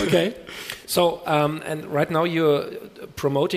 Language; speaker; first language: English; non-native, fluent; German